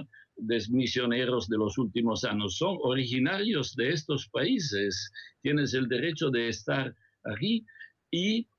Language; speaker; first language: Spanish; non-native, fluent; Italian